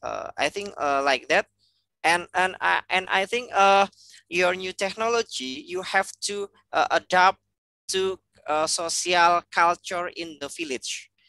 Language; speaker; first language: English; non-native, fluent; Indonesian